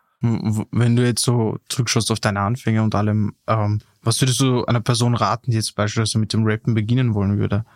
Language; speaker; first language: German; native; German